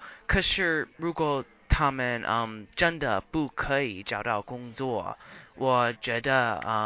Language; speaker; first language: Chinese; non-native, learner; English